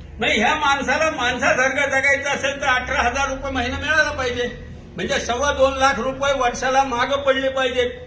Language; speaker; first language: Marathi; non-native, local second language; Urdu